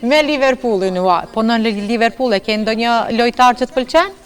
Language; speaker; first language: Albanian; native; Albanian